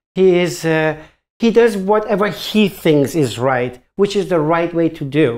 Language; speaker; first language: English; non-native, fluent; German